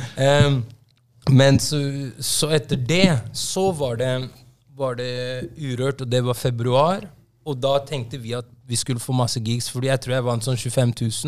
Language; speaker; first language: Norwegian; native; Norwegian